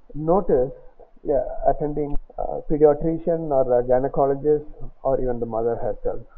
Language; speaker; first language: English; non-native, local second language; Tamil